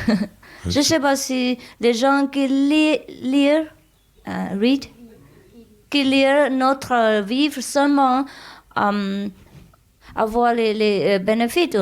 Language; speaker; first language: French; non-native, learner; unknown